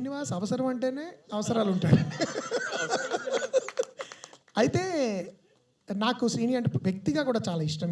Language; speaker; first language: Telugu; native; Telugu